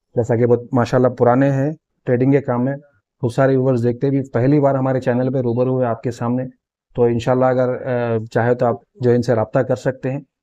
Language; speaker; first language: Hindi; native; Hindi